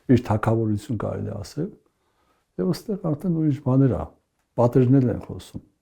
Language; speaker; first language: Armenian; early bilingual, heritage; Armenian